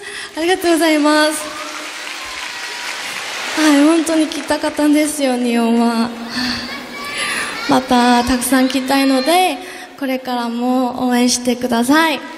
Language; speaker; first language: Japanese; non-native, fluent; Korean